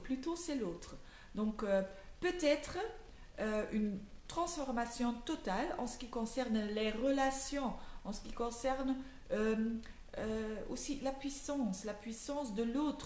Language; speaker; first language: French; non-native, local second language; Dutch